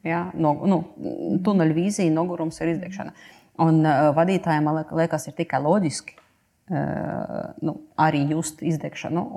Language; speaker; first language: Latvian; non-native, local second language; Russian